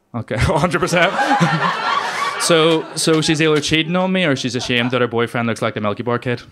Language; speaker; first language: English; native; English